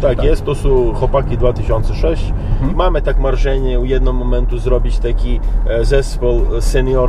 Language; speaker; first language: Polish; non-native, learner; Serbian